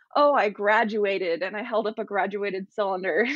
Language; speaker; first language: English; native; English